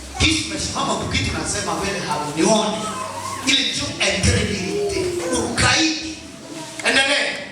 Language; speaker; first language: Swahili; native; Swahili